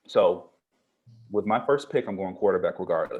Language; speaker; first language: English; native; English